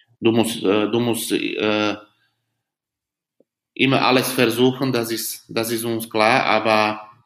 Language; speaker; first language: German; non-native, learner; Slovak